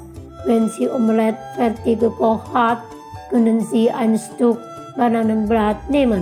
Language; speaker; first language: German; non-native, fluent; Indonesian